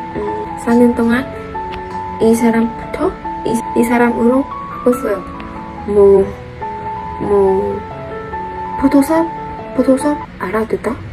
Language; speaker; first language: Korean; non-native, learner; Vietnamese